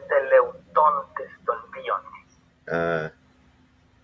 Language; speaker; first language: Greek; non-native, learner; Spanish